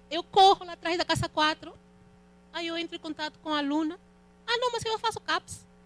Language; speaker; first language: Portuguese; non-native, fluent; Spanish